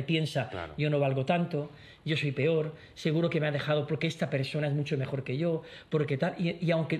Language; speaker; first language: Spanish; native; Spanish